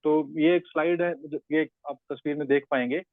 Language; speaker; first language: Hindi; non-native, local second language; Punjabi